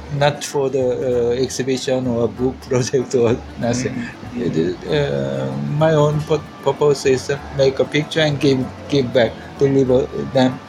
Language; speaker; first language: English; non-native, learner; Korean